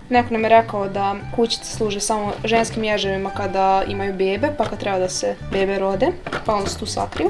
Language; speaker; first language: Serbian; early bilingual, heritage; Serbian